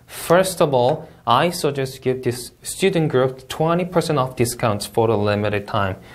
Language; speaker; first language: English; non-native, fluent; Korean